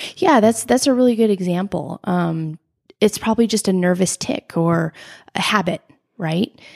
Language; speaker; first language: English; native; English